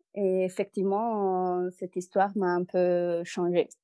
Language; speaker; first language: French; non-native, learner; Italian